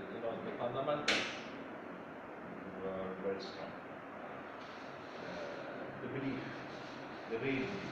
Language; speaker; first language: English; non-native, fluent; Turkish